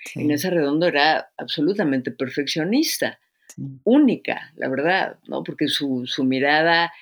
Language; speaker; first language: Spanish; native; Spanish